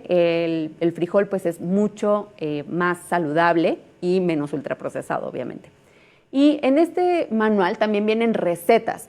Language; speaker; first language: Spanish; native; Spanish